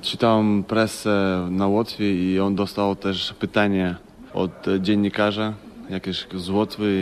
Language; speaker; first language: Polish; non-native, fluent; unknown